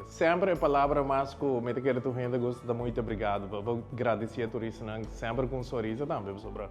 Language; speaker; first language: Portuguese; non-native, learner; Papiamento